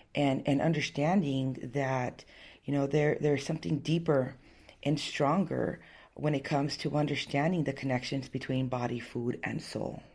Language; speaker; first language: English; early bilingual, other home language; Spanish